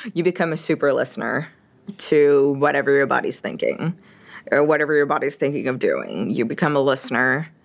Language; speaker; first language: English; early bilingual, other home language; French